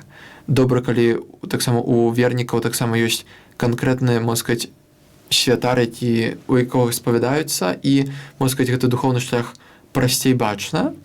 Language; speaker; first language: Belarusian; non-native, local second language; Russian